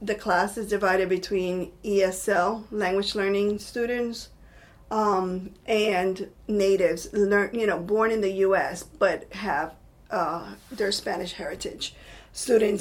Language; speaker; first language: English; non-native, fluent; Spanish